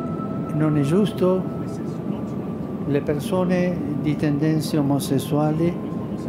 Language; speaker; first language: Italian; non-native, fluent; Spanish